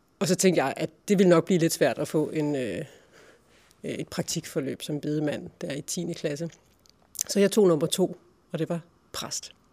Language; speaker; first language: Danish; native; Danish